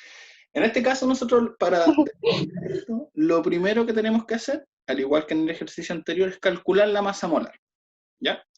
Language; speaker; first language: Spanish; native; Spanish